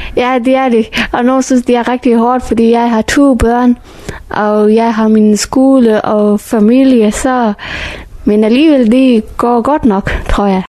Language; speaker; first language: Danish; non-native, fluent; Persian